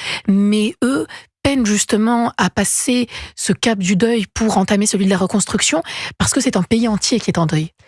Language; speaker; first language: French; native; French